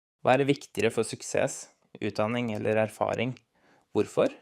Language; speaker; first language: Norwegian; native; Norwegian